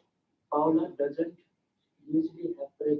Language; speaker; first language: English; non-native, learner; Nepali